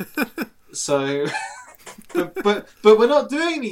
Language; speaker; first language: English; native; English